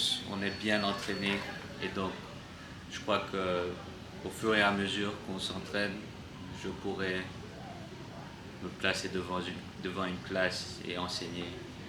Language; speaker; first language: French; non-native, learner; English